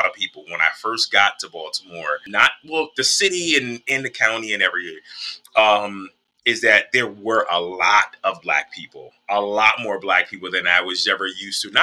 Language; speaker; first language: English; native; English